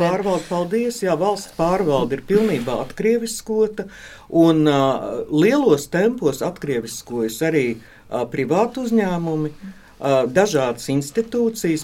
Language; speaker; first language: Latvian; native; Latvian